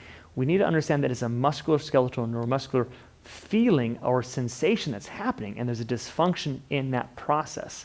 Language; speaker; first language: English; native; English